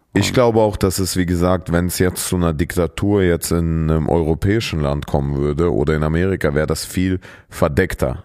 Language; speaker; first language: German; early bilingual, other home language; Russian